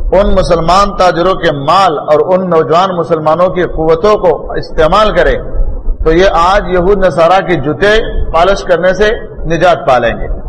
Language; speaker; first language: Urdu; non-native, local second language; Pashto